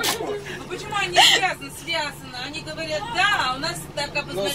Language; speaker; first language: Russian; native; Russian